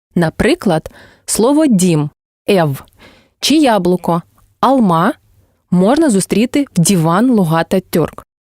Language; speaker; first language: Ukrainian; non-native, local second language; Crimean Tatar